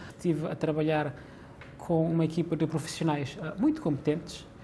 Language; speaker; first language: Portuguese; non-native, local second language; Kabuverdianu